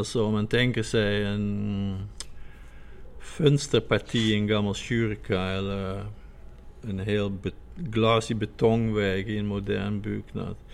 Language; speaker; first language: Swedish; non-native, fluent; Dutch